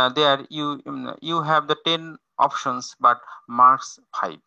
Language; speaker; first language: English; non-native, local second language; Bangla